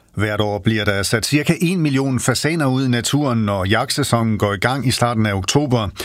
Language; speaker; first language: Danish; native; Danish